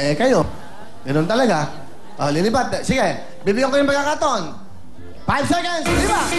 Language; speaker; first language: Filipino; native; Filipino